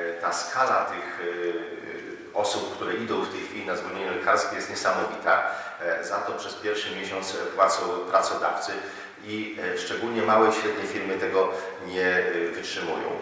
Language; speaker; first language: Polish; native; Polish